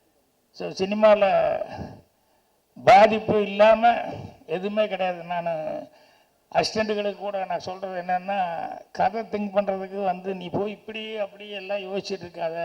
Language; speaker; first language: Tamil; native; Tamil